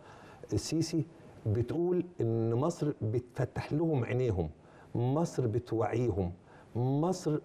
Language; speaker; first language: Arabic; native; Arabic